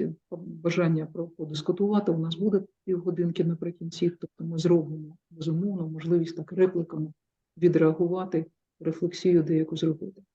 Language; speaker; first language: Ukrainian; native; Ukrainian